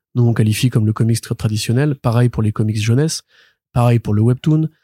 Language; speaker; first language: French; native; French